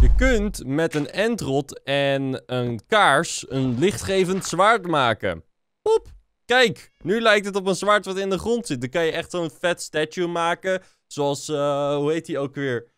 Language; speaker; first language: Dutch; native; Dutch